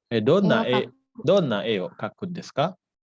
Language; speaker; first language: Japanese; non-native, fluent; Indonesian